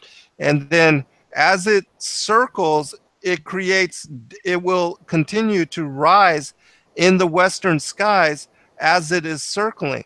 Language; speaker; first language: English; native; English